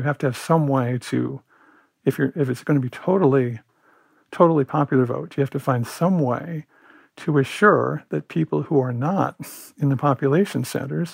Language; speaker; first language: English; native; English